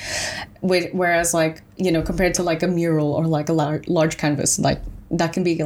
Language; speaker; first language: English; early bilingual, other home language; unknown